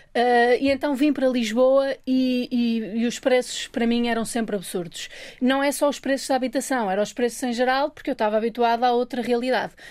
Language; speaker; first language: Portuguese; native; Portuguese